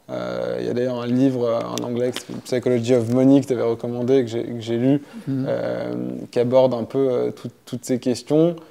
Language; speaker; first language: French; native; French